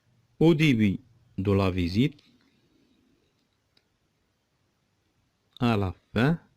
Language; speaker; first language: French; non-native, local second language; Arabic